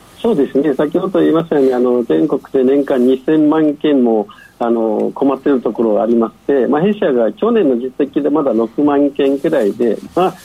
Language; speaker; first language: Japanese; non-native, fluent; Chinese